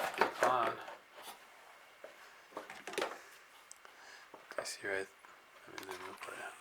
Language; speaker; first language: English; native; English